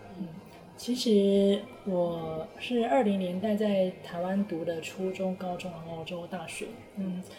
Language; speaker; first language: Chinese; native; Chinese